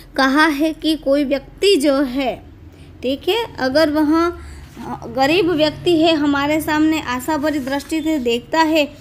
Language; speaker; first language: Hindi; non-native, local second language; Gujarati